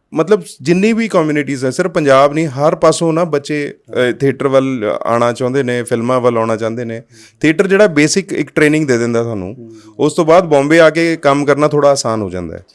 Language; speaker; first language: Punjabi; non-native, local second language; Hindi